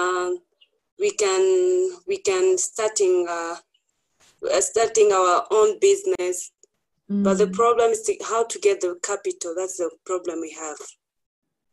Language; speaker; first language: English; non-native, local second language; Kinyarwanda